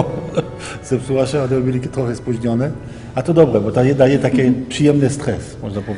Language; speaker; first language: Polish; early bilingual, heritage; Polish